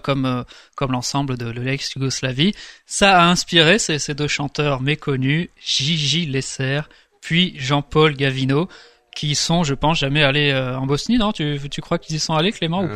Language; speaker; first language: French; native; French